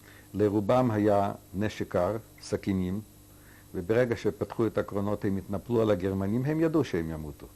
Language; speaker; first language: Hebrew; non-native, fluent; Yiddish